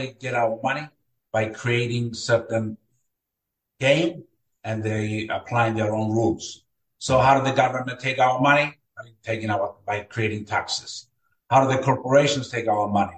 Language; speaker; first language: English; non-native, fluent; Greek